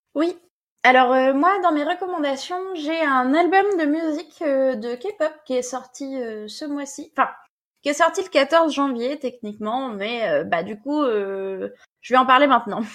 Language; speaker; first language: French; native; French